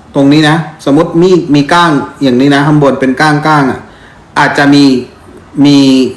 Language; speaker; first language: Thai; non-native, fluent; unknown